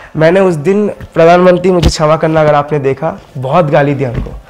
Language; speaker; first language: Hindi; non-native, local second language; Bangla